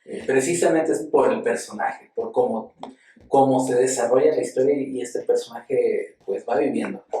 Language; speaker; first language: Spanish; native; Spanish